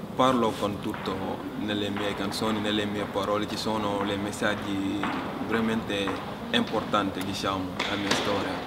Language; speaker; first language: Italian; non-native, fluent; Wolof